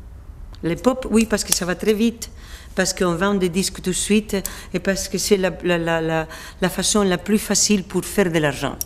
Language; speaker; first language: French; non-native, fluent; Spanish